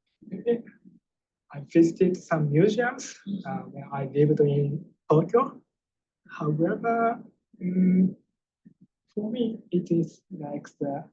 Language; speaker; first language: English; non-native, fluent; Japanese